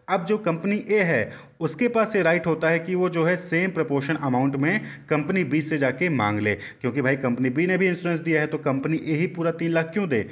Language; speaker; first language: Hindi; native; Hindi